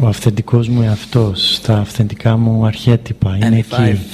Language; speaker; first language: Greek; native; Greek